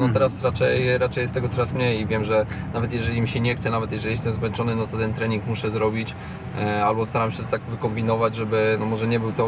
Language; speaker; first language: Polish; native; Polish